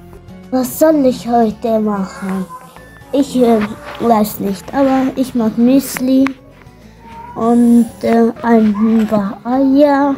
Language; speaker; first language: German; non-native, learner; Arabic